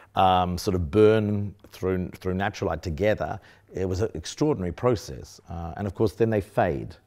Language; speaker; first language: English; native; English